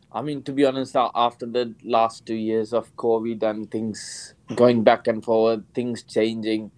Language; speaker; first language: English; non-native, local second language; Sinhala